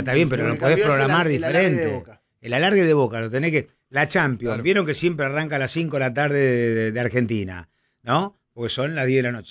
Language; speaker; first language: Spanish; native; Spanish